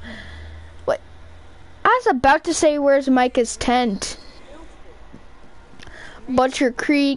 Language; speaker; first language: English; native; English